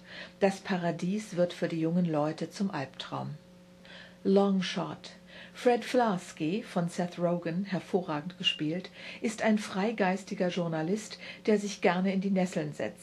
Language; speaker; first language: German; native; German